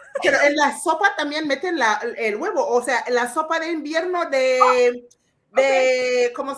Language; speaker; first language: Spanish; non-native, fluent; English